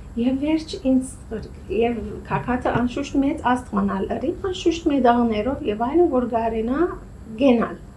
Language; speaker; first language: Armenian; early bilingual, heritage; Armenian